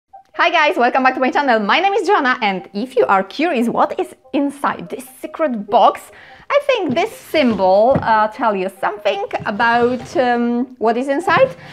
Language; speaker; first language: English; non-native, fluent; Polish